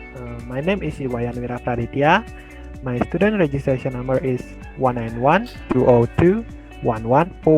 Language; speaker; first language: English; non-native, learner; Indonesian